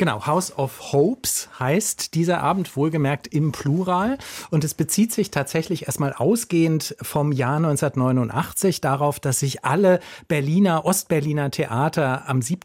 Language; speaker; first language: German; native; German